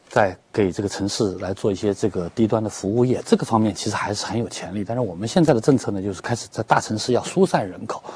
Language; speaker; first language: Chinese; native; Chinese